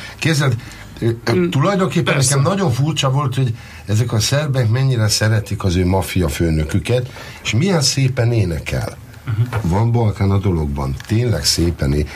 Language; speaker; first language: Hungarian; native; Hungarian